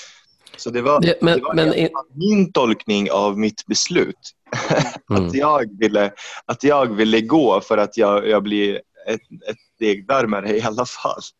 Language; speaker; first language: Swedish; non-native, fluent; Arabic